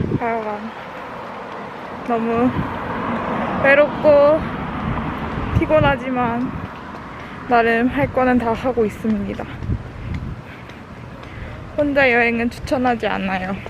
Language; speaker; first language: Korean; native; Korean